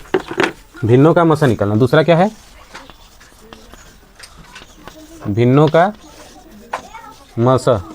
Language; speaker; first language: Hindi; native; Hindi